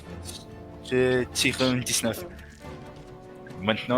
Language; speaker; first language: French; non-native, learner; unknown